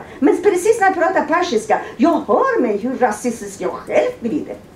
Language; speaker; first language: Swedish; non-native, fluent; Persian